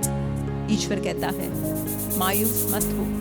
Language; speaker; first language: Hindi; native; Hindi